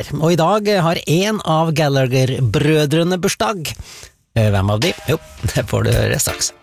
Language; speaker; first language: Norwegian; native; Norwegian